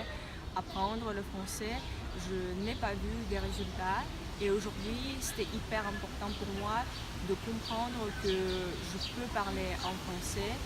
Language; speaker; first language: French; non-native, learner; Russian